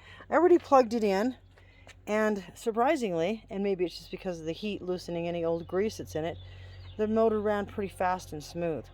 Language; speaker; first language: English; native; English